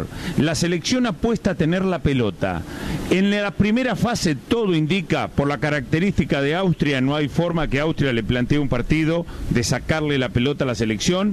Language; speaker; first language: Spanish; native; Spanish